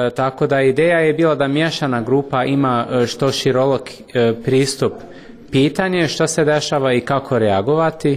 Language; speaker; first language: Croatian; non-native, fluent; English